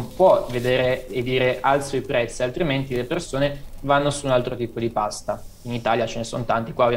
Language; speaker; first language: Italian; native; Italian